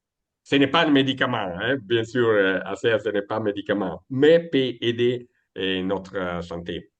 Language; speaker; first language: French; non-native, fluent; Italian